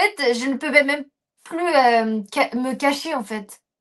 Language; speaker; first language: French; non-native, fluent; Japanese